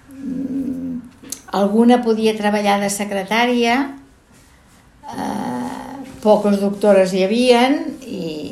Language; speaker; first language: Catalan; native; Catalan